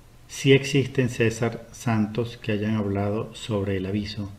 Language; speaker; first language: Spanish; native; Spanish